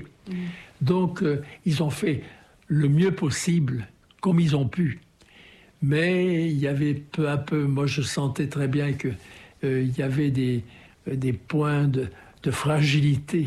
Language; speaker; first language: French; native; French